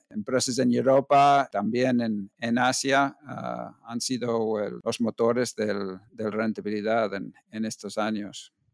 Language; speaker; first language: Spanish; non-native, fluent; English